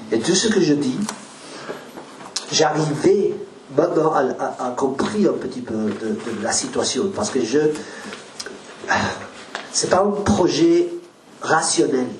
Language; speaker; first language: French; non-native, learner; Spanish